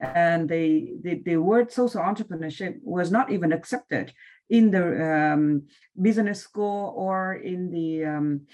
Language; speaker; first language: English; non-native, fluent; Vietnamese